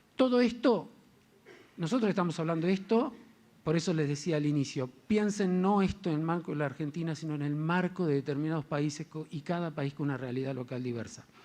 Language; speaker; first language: Spanish; native; Spanish